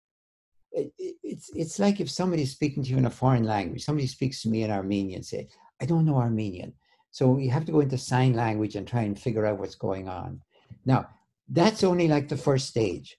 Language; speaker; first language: English; native; English